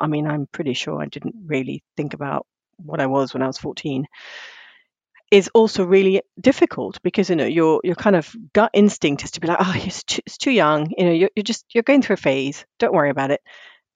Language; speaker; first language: English; non-native, local second language; Tamil